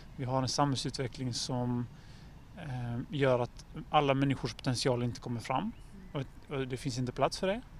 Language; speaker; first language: Swedish; native; Swedish